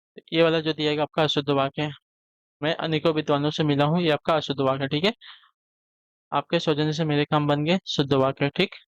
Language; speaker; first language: Hindi; native; Hindi